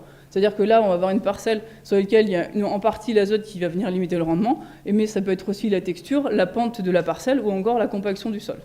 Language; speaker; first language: French; native; French